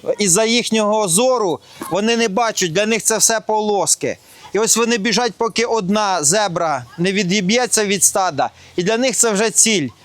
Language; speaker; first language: Ukrainian; non-native, local second language; Russian